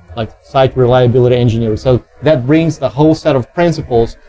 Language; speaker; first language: English; non-native, fluent; Portuguese